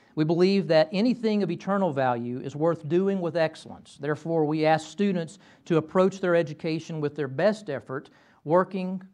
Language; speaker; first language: English; native; English